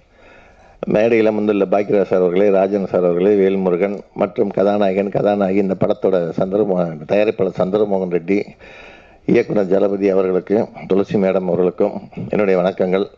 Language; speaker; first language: Tamil; native; Tamil